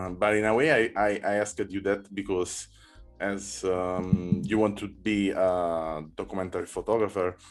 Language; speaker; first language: English; non-native, learner; Italian